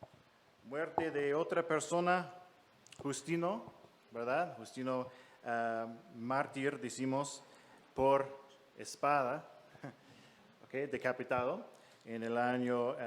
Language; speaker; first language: Spanish; non-native, fluent; English